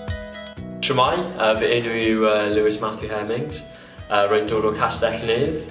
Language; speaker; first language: Welsh; non-native, local second language; English